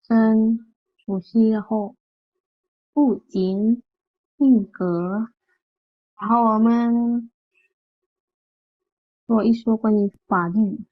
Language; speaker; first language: Chinese; non-native, fluent; Indonesian